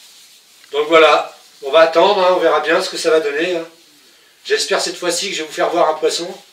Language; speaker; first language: French; native; French